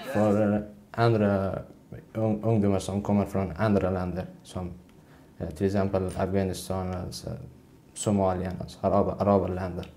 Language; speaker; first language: Swedish; non-native, learner; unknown